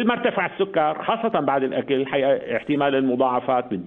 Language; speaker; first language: Arabic; native; Arabic